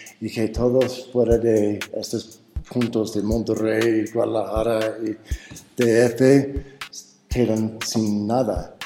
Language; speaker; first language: Spanish; non-native, fluent; English